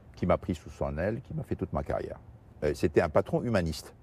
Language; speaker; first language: French; non-native, local second language; Portuguese